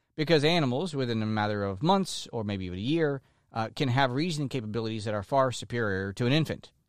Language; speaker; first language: English; native; English